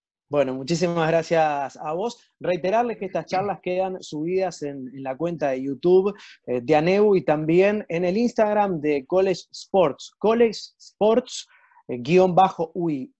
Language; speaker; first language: Spanish; native; Spanish